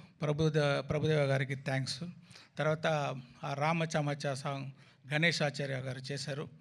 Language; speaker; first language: Telugu; non-native, fluent; Tamil